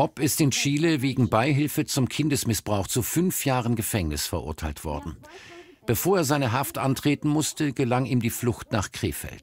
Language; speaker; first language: German; native; German